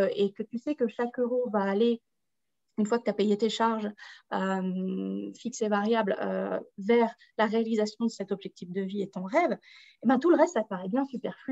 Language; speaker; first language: French; native; French